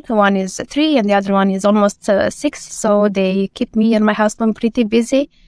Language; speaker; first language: English; non-native, fluent; Romanian